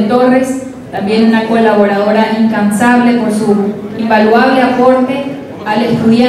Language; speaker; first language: Spanish; native; Spanish